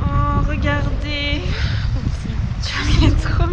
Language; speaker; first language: French; native; French